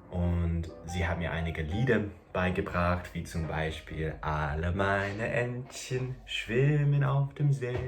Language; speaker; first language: German; non-native, fluent; English